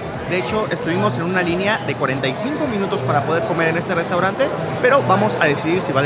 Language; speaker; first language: Spanish; native; Spanish